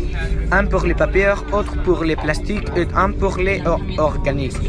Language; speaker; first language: French; non-native, learner; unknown